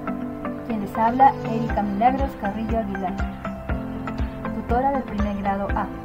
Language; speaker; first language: Spanish; native; Spanish